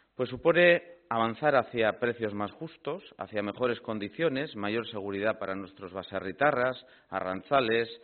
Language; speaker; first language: Spanish; native; Spanish